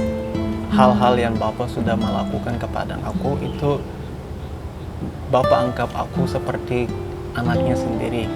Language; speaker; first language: Indonesian; non-native, fluent; Hausa